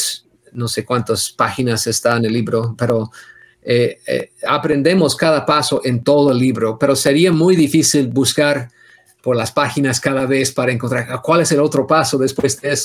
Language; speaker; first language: Spanish; non-native, fluent; English